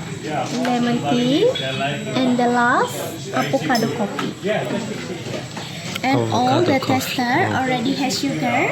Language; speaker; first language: English; non-native, local second language; Indonesian